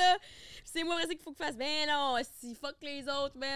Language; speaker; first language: French; native; French